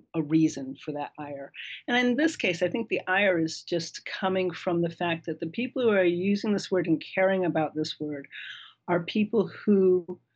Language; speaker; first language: English; native; English